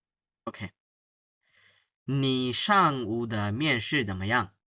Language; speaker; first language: Chinese; non-native, fluent; Bangla